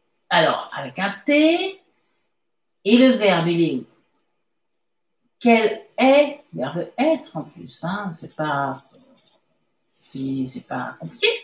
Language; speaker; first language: French; native; French